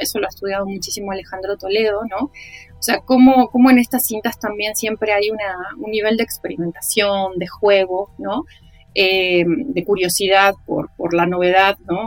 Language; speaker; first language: Spanish; native; Spanish